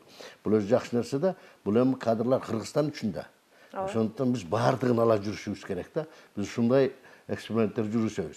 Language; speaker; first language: Kyrgyz; native; Kyrgyz